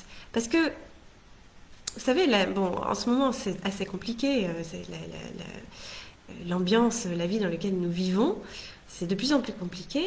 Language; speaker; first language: French; native; French